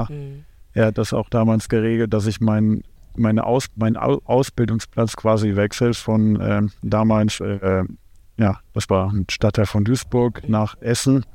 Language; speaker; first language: German; native; German